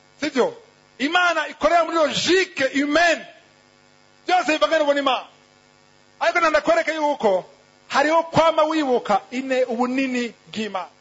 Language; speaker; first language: Rundi; native; Rundi